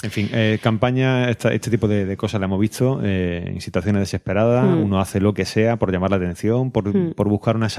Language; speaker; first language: Spanish; native; Spanish